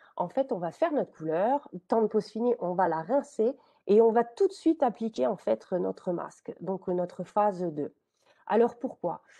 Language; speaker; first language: French; native; French